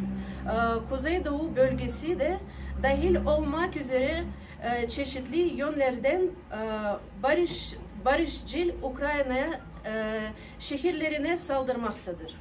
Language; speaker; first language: Turkish; non-native, learner; Ukrainian